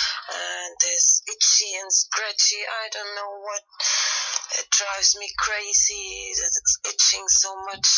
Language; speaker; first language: English; non-native, fluent; German